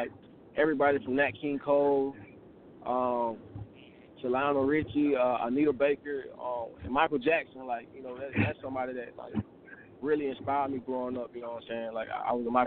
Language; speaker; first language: English; native; English